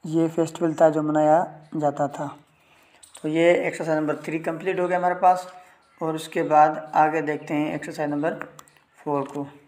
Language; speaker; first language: Urdu; non-native, local second language; Sindhi